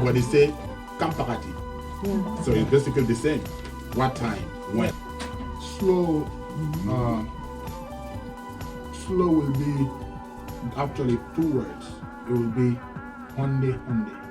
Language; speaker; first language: English; non-native, fluent; Soninke